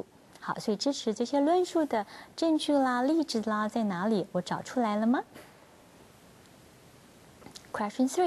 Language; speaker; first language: Chinese; native; Chinese